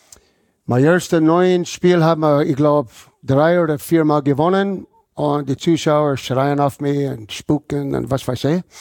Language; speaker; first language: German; non-native, fluent; English